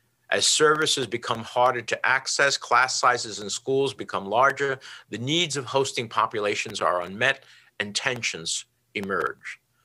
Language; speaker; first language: English; early bilingual, other home language; Spanish